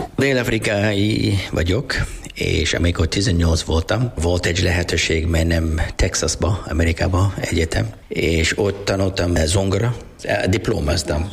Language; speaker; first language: Hungarian; non-native, learner; English